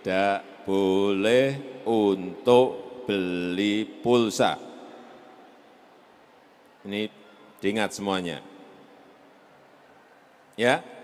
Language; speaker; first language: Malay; non-native, local second language; Javanese